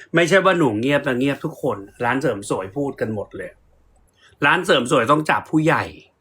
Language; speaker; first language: Thai; native; Thai